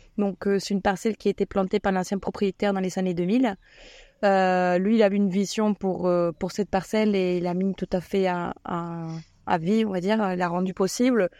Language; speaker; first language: French; non-native, fluent; Spanish